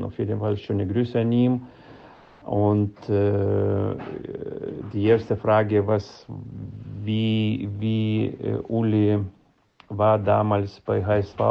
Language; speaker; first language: German; non-native, learner; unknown